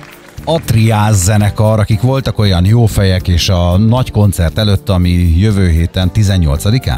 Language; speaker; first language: Hungarian; native; Hungarian